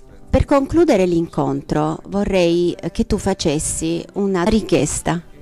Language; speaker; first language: Italian; native; Italian